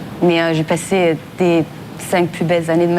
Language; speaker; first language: French; non-native, fluent; German